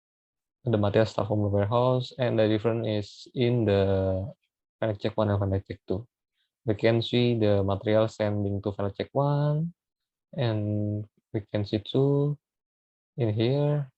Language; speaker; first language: English; non-native, learner; Indonesian